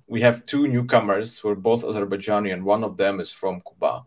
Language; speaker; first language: English; non-native, fluent; Czech